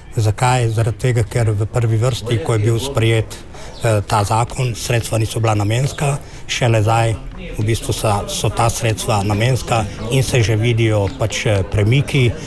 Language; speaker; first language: Slovenian; non-native, local second language; Romany